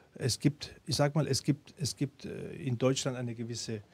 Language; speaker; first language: German; early bilingual, other home language; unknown